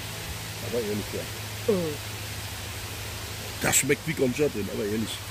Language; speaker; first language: German; native; German